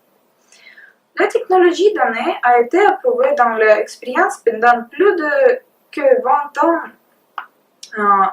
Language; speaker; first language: French; non-native, learner; Russian